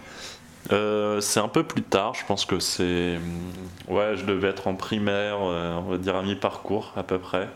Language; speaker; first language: French; native; French